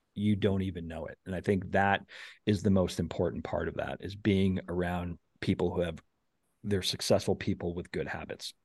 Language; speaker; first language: English; native; English